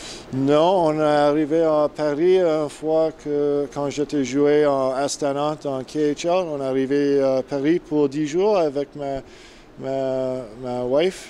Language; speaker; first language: French; non-native, learner; English